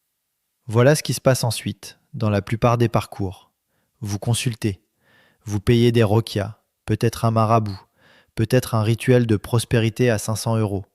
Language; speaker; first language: French; native; French